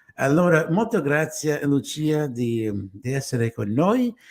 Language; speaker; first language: Italian; early bilingual, heritage; Italian